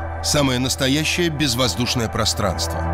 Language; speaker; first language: Russian; native; Russian